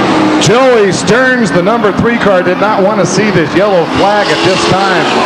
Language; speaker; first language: English; native; English